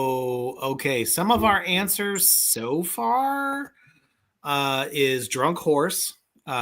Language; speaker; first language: English; native; English